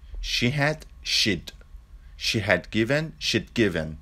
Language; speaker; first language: English; non-native, fluent; Persian